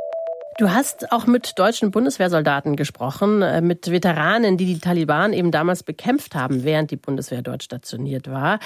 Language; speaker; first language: German; native; German